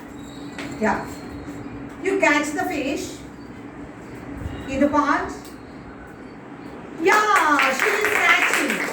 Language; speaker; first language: English; non-native, local second language; Tamil